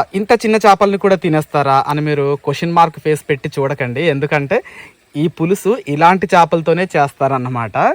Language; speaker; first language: Telugu; non-native, local second language; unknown